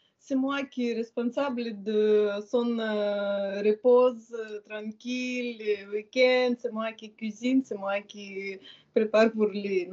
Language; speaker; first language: French; non-native, learner; Ukrainian